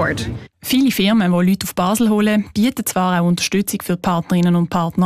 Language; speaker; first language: German; native; German